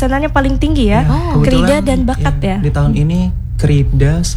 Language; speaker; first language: Indonesian; non-native, local second language; Javanese